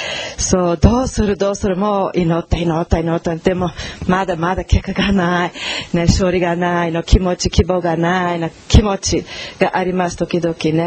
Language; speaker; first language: Japanese; non-native, fluent; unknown